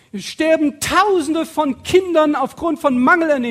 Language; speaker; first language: German; native; German